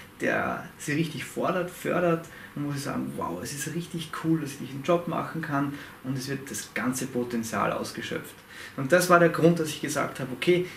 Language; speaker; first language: German; native; German